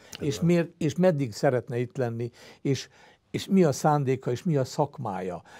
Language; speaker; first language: Hungarian; native; Hungarian